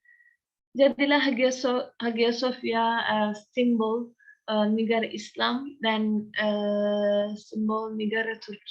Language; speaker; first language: Indonesian; non-native, learner; Turkish